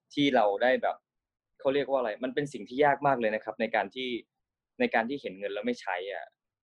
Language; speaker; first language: Thai; native; Thai